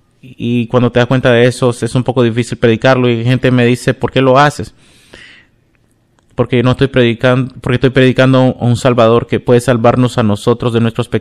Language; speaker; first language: Spanish; non-native, fluent; English